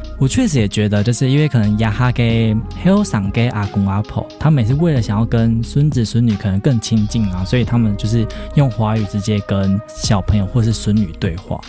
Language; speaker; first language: Chinese; native; Chinese